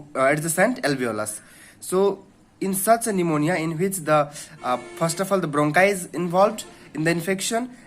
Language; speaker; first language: English; non-native, local second language; Nepali